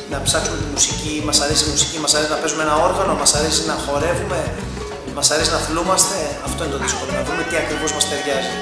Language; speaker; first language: Greek; early bilingual, heritage; Greek